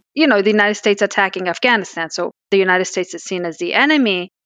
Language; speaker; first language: English; early bilingual, other home language; Pashto